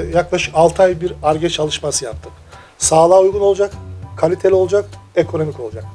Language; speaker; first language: Turkish; native; Turkish